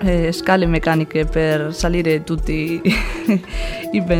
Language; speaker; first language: Italian; non-native, learner; Spanish